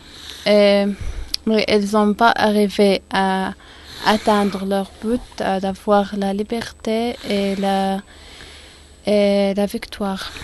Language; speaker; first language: French; non-native, learner; Arabic